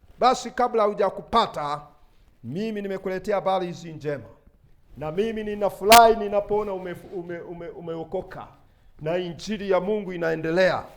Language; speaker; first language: Swahili; non-native, local second language; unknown